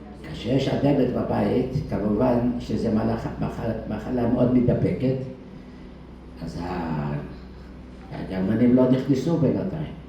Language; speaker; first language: Hebrew; early bilingual, other home language; Dutch